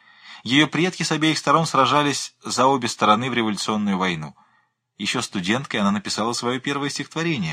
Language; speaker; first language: Russian; native; Russian